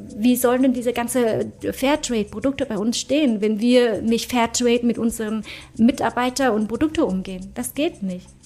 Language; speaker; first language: German; early bilingual, other home language; Vietnamese